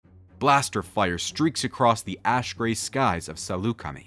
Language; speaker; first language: English; native; English